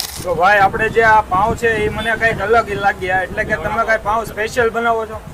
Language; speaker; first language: Gujarati; native; Gujarati